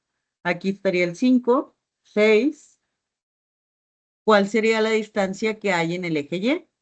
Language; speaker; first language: Spanish; native; Spanish